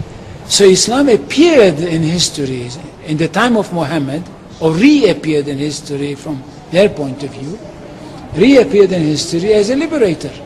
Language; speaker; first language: English; non-native, fluent; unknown